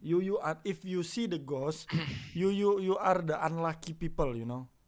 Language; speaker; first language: English; non-native, learner; Indonesian